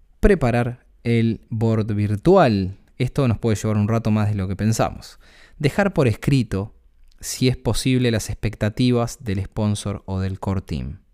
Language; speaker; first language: Spanish; native; Spanish